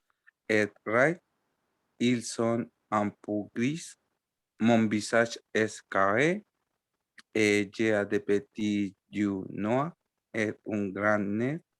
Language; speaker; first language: French; non-native, learner; Spanish